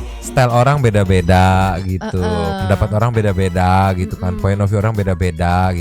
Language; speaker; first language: Indonesian; native; Indonesian